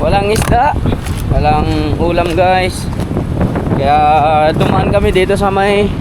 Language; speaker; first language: Filipino; non-native, local second language; Iloko